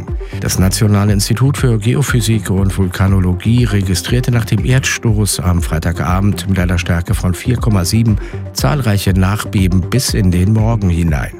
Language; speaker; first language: German; native; German